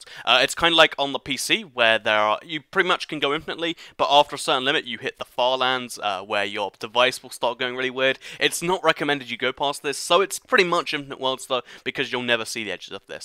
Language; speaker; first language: English; native; English